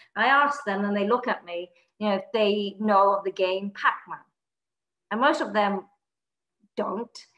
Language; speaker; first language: English; native; English